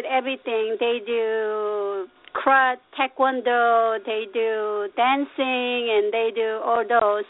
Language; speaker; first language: English; non-native, learner; Korean